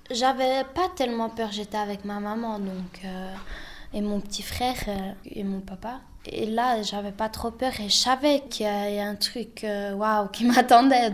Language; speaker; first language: French; early bilingual, other home language; Bosnian